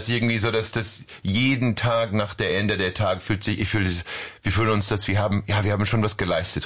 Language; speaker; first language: German; non-native, fluent; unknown